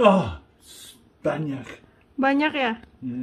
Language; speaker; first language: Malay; non-native, learner; English